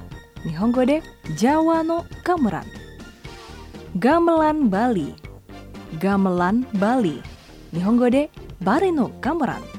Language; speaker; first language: Japanese; non-native, fluent; Indonesian